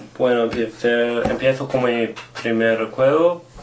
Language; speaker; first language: Spanish; non-native, learner; English